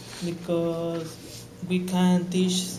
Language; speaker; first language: English; non-native, learner; Spanish